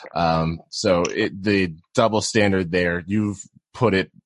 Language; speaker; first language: English; native; English